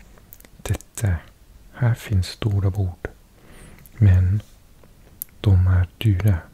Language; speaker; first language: Swedish; non-native, learner; English